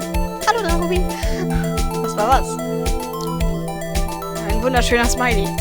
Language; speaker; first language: German; native; German